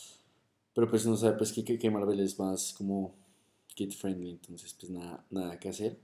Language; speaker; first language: Spanish; native; Spanish